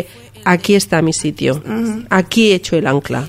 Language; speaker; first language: Spanish; native; Spanish